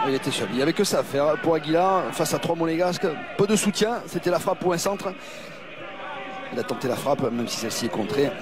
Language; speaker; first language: French; native; French